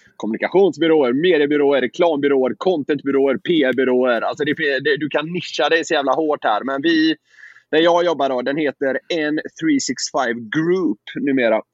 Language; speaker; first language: Swedish; native; Swedish